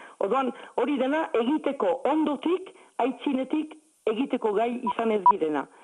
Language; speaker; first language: Basque; native; Basque